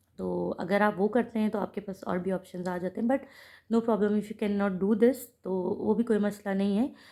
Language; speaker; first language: Urdu; native; Urdu